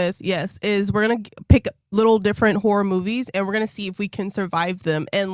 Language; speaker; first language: English; native; English